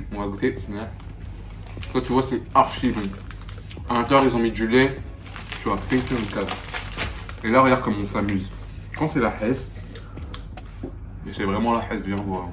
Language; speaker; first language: French; native; French